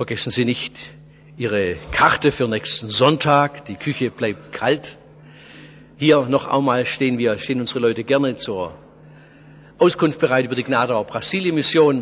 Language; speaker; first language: German; native; German